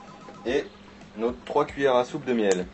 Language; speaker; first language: French; native; French